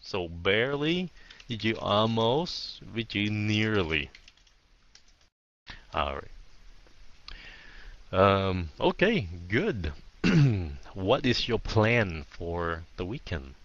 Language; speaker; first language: English; early bilingual, heritage; Vietnamese